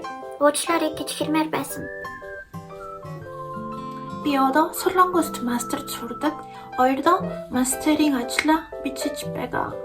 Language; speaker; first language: Mongolian; non-native, learner; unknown